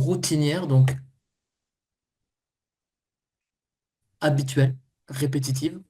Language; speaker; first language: French; native; French